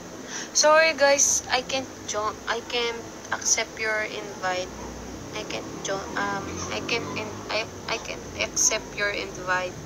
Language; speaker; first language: English; non-native, local second language; Filipino